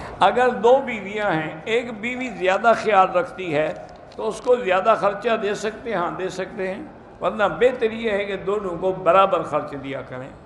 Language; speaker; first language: Urdu; native; Urdu